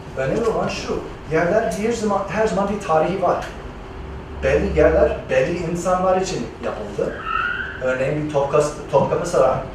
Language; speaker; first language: Turkish; non-native, fluent; English